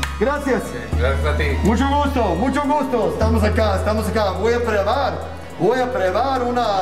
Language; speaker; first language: Spanish; non-native, learner; English